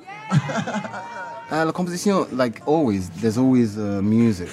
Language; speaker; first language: English; non-native, local second language; Yoruba